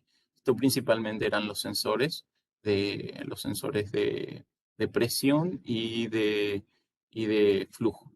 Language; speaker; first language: Spanish; native; Spanish